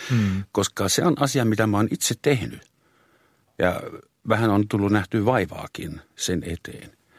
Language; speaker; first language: Finnish; non-native, fluent; German